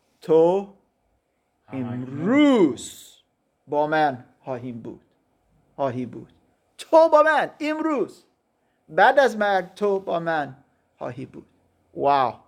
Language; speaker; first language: Persian; non-native, learner; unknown